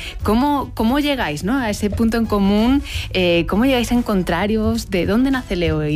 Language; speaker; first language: Spanish; native; Spanish